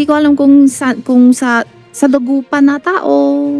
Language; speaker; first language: Filipino; non-native, learner; Chinese